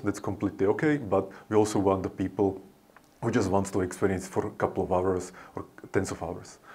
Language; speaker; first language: English; non-native, fluent; Slovak